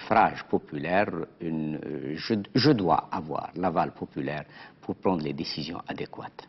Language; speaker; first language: French; non-native, local second language; Arabic